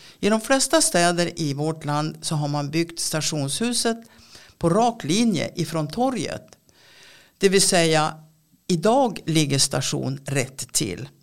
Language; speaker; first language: Swedish; native; Swedish